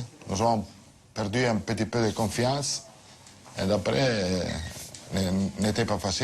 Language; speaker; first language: French; non-native, fluent; Italian